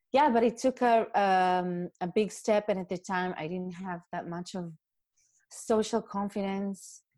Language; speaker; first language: English; non-native, fluent; Hebrew